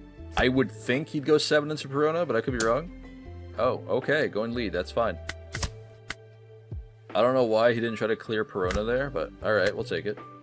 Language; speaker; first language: English; native; English